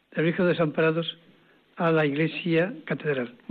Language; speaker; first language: Spanish; native; Spanish